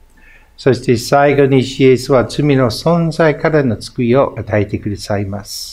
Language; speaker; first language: Japanese; non-native, fluent; English